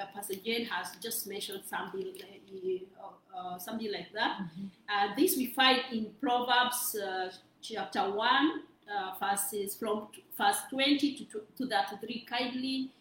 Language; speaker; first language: English; non-native, local second language; Kikuyu